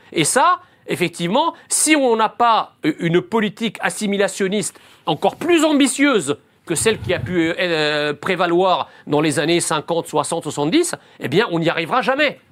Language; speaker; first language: French; early bilingual, other home language; Arabic